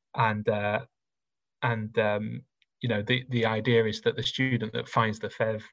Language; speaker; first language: English; native; English